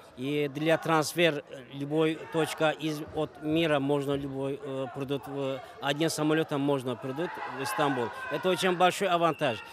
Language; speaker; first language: Russian; non-native, learner; Azerbaijani